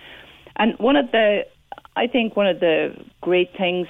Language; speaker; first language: English; native; English